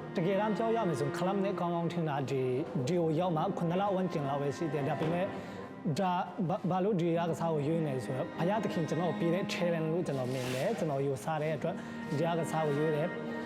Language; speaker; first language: Burmese; non-native, local second language; Hakha Chin